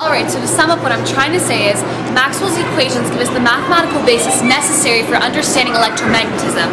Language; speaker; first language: English; native; English